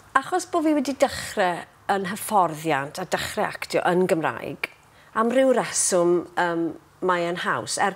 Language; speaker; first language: Welsh; native; Welsh